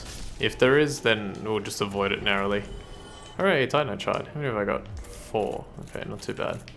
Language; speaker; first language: English; native; English